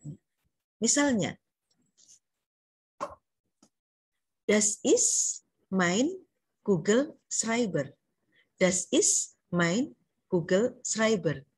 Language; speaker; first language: German; non-native, learner; Indonesian